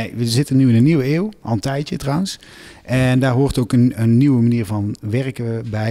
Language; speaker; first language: Dutch; native; Dutch